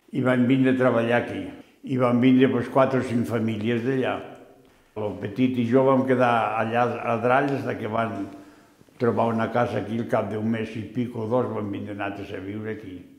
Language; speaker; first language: Catalan; non-native, local second language; Spanish